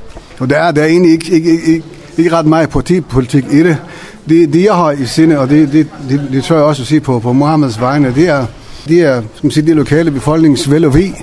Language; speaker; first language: Danish; non-native, fluent; Persian